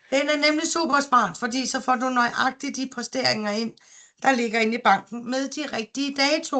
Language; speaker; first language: Danish; native; Danish